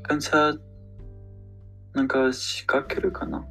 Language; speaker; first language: Japanese; non-native, fluent; French